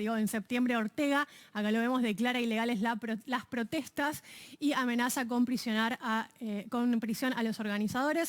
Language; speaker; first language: Spanish; native; Spanish